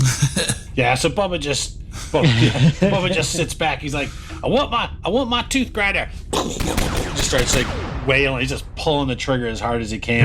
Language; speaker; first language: English; native; English